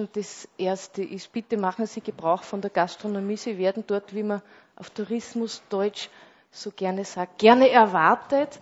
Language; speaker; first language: German; native; German